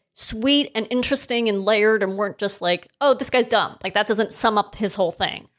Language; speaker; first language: English; native; English